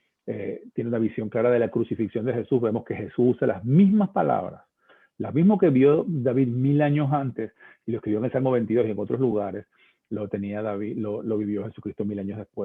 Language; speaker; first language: Spanish; native; Spanish